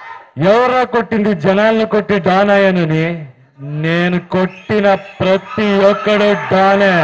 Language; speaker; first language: Telugu; non-native, learner; Kannada